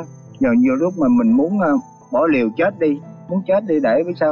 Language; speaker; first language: Vietnamese; native; Vietnamese